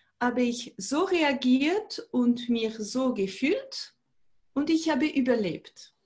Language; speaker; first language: German; non-native, fluent; French